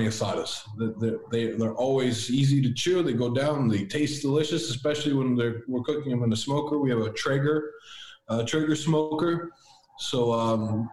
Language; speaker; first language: English; early bilingual, other home language; Latvian